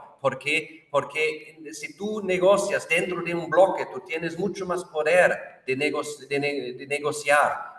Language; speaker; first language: Spanish; non-native, fluent; German